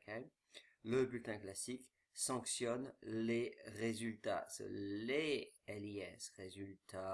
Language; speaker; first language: French; non-native, fluent; English